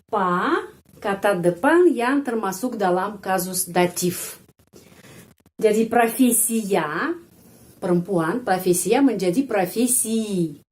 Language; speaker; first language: Indonesian; non-native, fluent; Russian